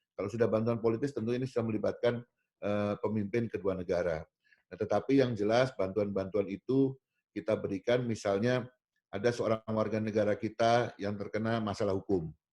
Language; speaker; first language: Indonesian; native; Indonesian